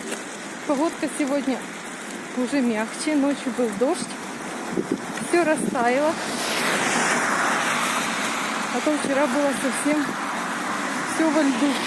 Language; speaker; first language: Russian; native; Russian